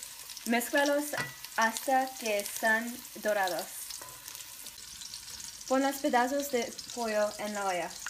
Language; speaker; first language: Spanish; non-native, learner; English